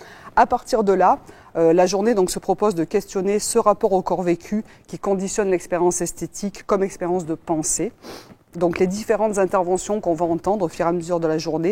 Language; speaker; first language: French; native; French